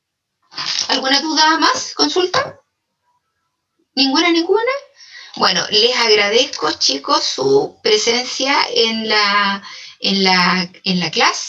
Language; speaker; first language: Spanish; native; Spanish